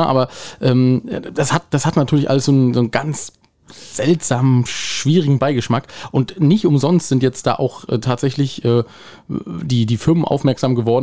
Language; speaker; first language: German; native; German